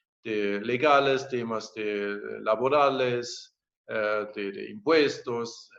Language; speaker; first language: Spanish; non-native, fluent; German